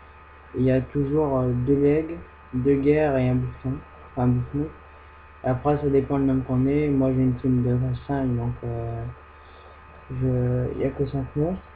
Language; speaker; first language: French; native; French